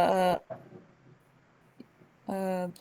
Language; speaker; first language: French; non-native, learner; Hindi